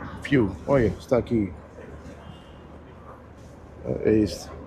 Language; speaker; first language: Portuguese; early bilingual, heritage; German